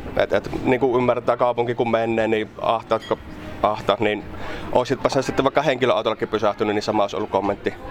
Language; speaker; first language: Finnish; native; Finnish